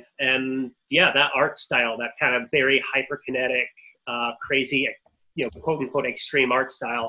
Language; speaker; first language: English; native; English